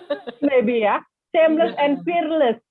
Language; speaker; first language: English; non-native, fluent; Indonesian